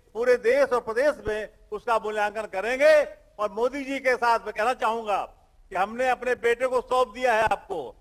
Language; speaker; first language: Hindi; native; Hindi